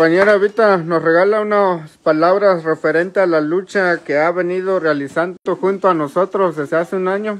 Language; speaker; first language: Spanish; native; Spanish